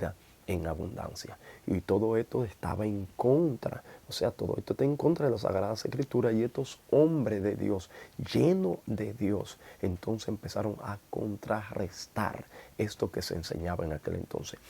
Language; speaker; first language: Spanish; native; Spanish